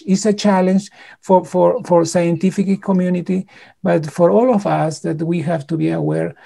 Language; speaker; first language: English; non-native, fluent; Spanish